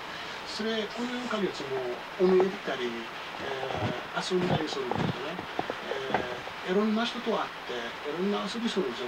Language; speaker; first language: Japanese; non-native, fluent; Arabic